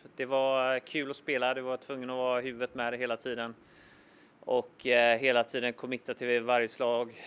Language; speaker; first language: Swedish; native; Swedish